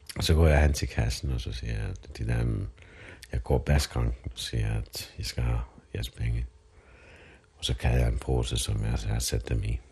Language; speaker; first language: Danish; non-native, fluent; Finnish